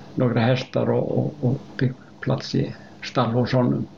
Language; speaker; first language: Swedish; non-native, fluent; Icelandic